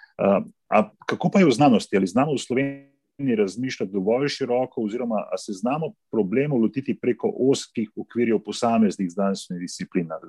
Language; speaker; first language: Slovenian; native; Slovenian